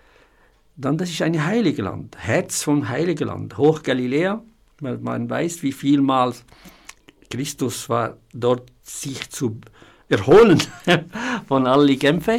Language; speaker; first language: German; non-native, fluent; Arabic